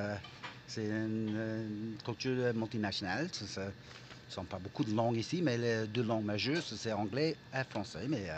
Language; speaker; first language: French; non-native, local second language; English